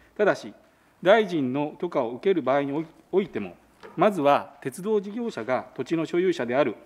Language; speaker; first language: Japanese; native; Japanese